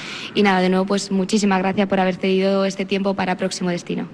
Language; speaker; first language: Spanish; native; Spanish